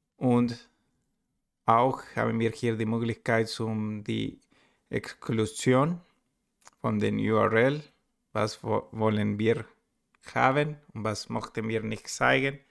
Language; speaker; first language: German; non-native, learner; Spanish